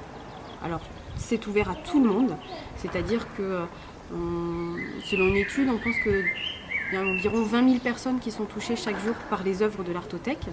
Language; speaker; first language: French; native; French